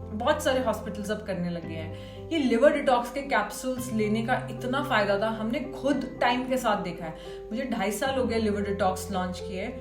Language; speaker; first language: Hindi; native; Hindi